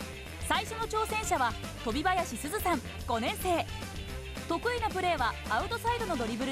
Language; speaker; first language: Japanese; native; Japanese